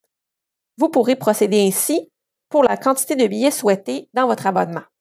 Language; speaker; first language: French; native; French